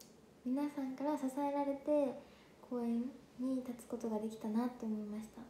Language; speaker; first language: Japanese; native; Japanese